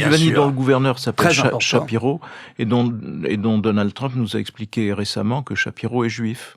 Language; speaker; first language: French; native; French